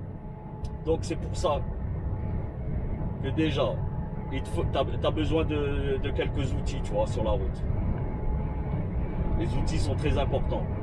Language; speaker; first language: French; native; French